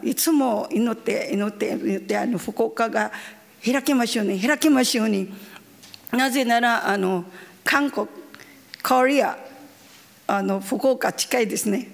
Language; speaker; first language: Japanese; non-native, learner; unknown